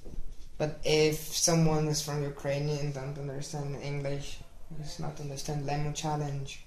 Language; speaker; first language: English; non-native, fluent; Portuguese